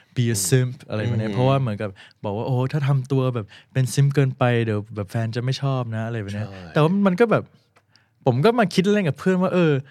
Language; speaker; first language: Thai; early bilingual, heritage; Thai